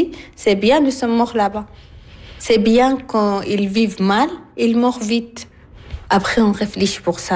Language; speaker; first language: French; non-native, learner; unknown